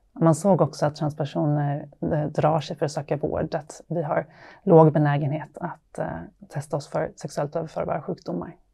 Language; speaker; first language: Swedish; native; Swedish